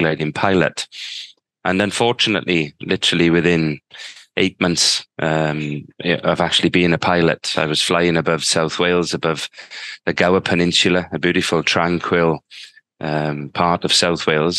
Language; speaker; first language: English; native; English